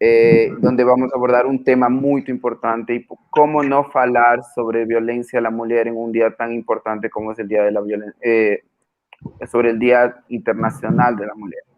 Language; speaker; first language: Portuguese; non-native, fluent; Spanish